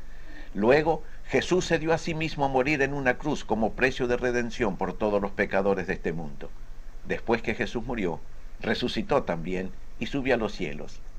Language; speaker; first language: Spanish; native; Spanish